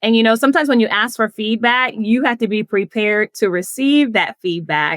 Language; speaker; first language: English; native; English